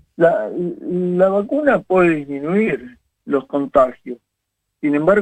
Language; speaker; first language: Spanish; native; Spanish